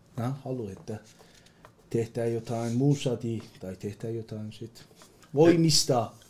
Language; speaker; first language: Finnish; non-native, learner; Persian